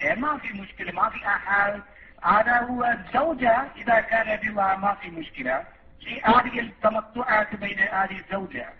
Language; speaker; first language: Arabic; non-native, learner; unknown